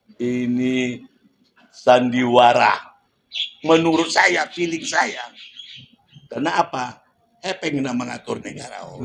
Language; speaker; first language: Indonesian; non-native, local second language; Minangkabau